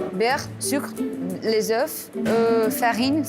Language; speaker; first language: French; non-native, learner; Portuguese